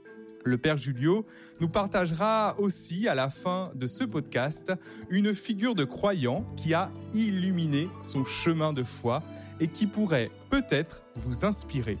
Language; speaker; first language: French; native; French